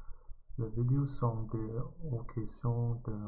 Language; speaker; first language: French; non-native, learner; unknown